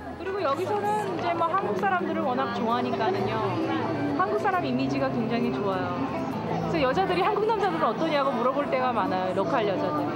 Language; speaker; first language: Korean; early bilingual, heritage; Korean